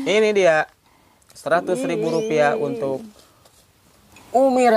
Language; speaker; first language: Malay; non-native, local second language; Sundanese